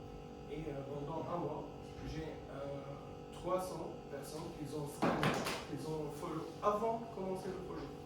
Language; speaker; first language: French; non-native, fluent; Arabic